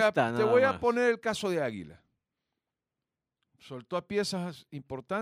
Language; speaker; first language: Spanish; native; Spanish